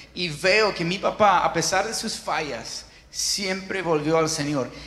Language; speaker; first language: Spanish; non-native, fluent; English